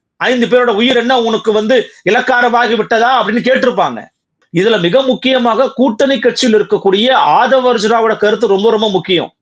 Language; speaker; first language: Tamil; native; Tamil